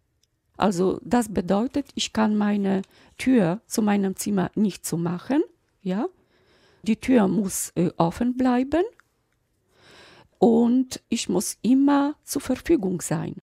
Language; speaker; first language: German; non-native, fluent; Polish